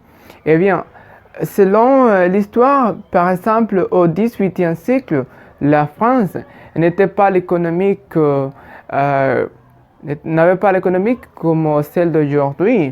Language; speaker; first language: French; non-native, fluent; Spanish